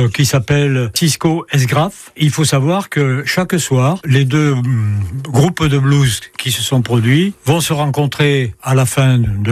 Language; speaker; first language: French; native; French